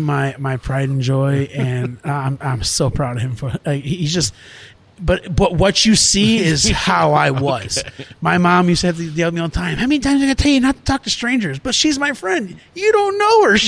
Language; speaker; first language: English; native; English